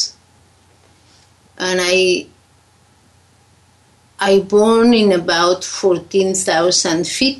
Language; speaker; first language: English; non-native, fluent; Spanish